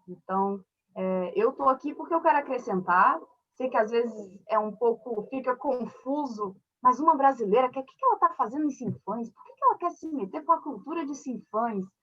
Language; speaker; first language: Portuguese; early bilingual, other home language; French